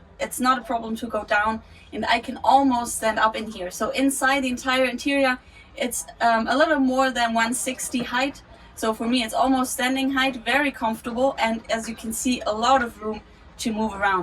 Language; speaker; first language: English; non-native, fluent; German